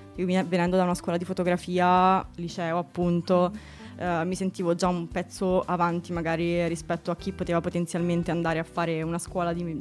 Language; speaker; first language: Italian; native; Italian